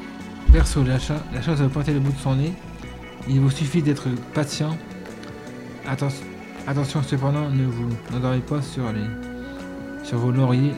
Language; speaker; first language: French; native; French